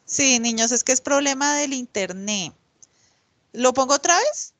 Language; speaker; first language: Spanish; native; Spanish